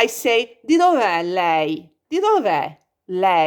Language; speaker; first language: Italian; non-native, fluent; English